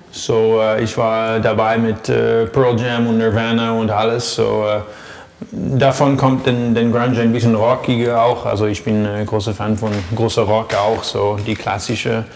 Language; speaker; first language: German; non-native, fluent; English